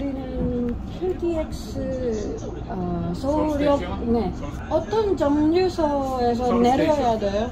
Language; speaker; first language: Korean; non-native, learner; Filipino